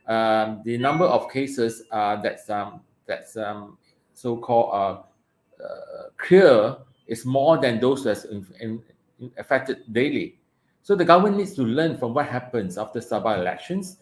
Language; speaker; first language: English; non-native, local second language; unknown